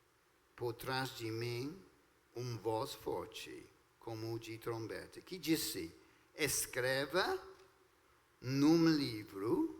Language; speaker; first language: Portuguese; non-native, fluent; English